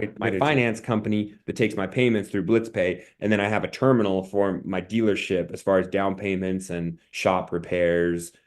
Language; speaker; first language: English; native; English